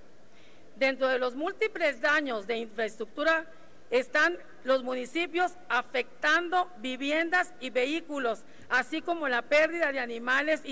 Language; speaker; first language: Spanish; native; Spanish